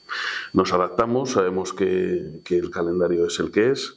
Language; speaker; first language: Spanish; native; Spanish